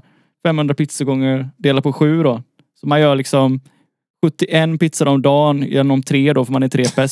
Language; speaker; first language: Swedish; native; Swedish